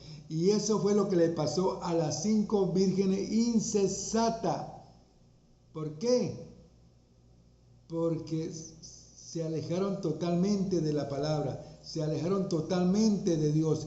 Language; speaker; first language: Spanish; native; Spanish